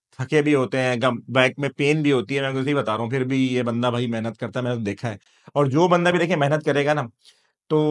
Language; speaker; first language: Urdu; native; Urdu